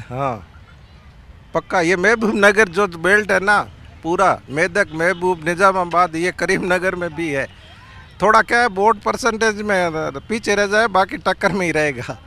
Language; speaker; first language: Hindi; native; Hindi